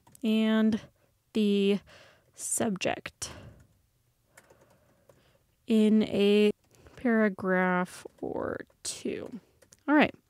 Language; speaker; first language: English; native; English